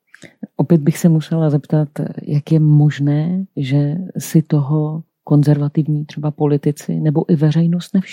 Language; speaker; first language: Czech; native; Czech